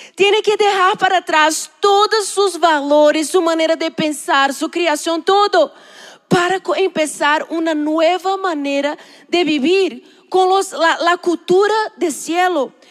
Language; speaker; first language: Spanish; non-native, learner; Portuguese